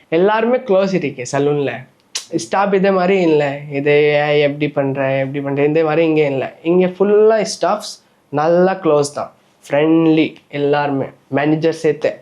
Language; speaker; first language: Tamil; non-native, learner; Nepali